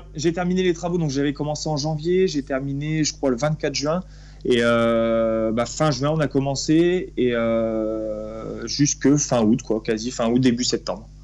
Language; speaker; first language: French; native; French